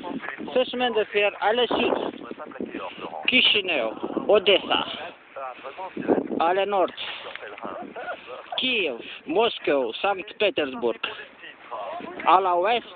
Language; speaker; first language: French; non-native, learner; Romanian